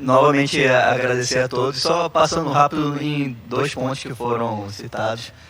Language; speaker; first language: Portuguese; native; Portuguese